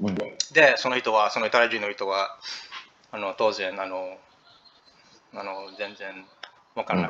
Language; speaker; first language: Japanese; non-native, learner; English